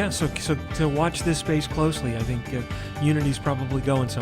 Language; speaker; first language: English; native; English